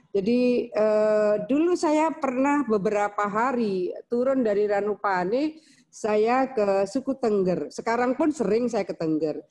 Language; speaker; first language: Indonesian; native; Indonesian